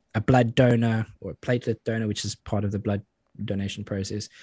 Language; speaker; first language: English; native; English